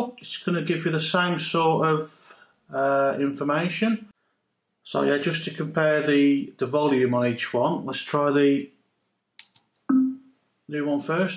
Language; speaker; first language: English; native; English